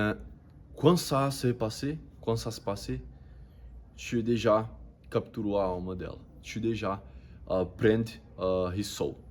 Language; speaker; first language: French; non-native, learner; Portuguese